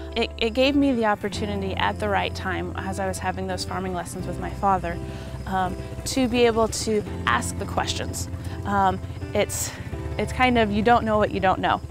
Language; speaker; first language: English; native; English